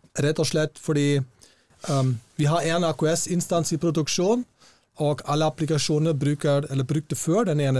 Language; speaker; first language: Norwegian; non-native, fluent; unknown